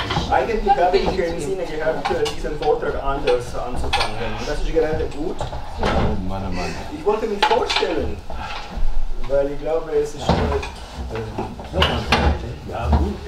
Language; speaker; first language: German; early bilingual, other home language; Croatian